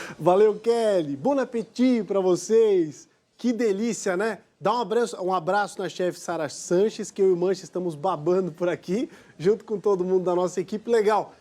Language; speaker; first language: Portuguese; native; Portuguese